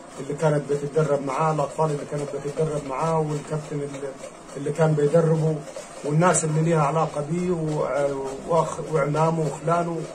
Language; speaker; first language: Egyptian Arabic; native; Egyptian Arabic